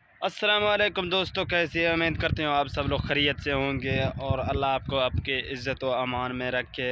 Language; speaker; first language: Urdu; non-native, local second language; Baluchi